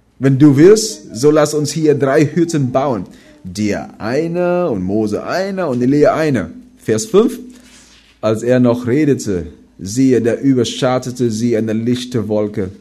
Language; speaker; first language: German; non-native, fluent; Filipino